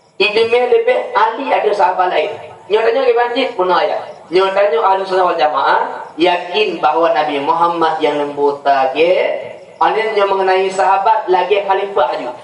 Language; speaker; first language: Malay; non-native, local second language; Achinese